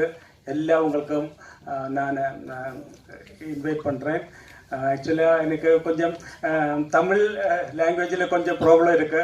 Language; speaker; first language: Tamil; non-native, local second language; Malayalam